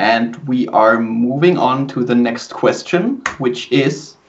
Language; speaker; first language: English; non-native, fluent; German